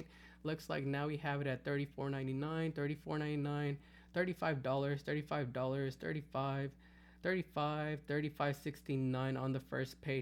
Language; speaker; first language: English; native; English